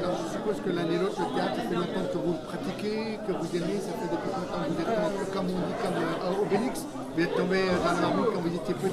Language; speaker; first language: French; native; French